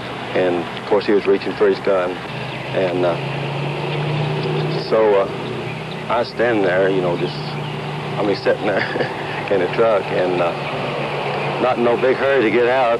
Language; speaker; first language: English; native; English